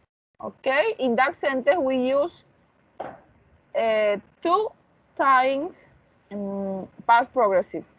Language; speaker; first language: English; non-native, learner; Spanish